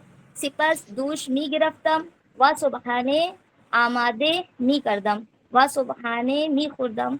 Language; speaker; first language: Persian; non-native, learner; Urdu